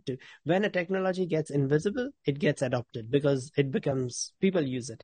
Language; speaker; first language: English; native; English